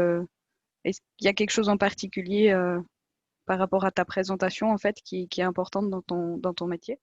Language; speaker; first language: French; native; French